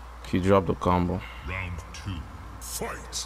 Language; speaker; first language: English; native; English